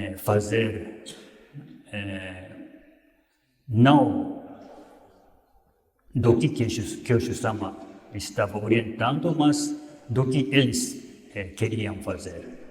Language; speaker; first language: Portuguese; non-native, fluent; Japanese